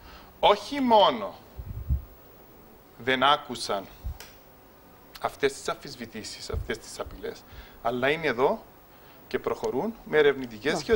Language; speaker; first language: Greek; native; Greek